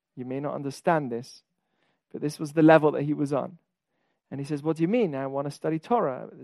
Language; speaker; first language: English; native; English